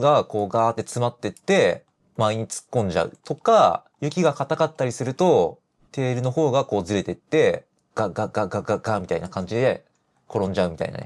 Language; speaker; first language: Japanese; native; Japanese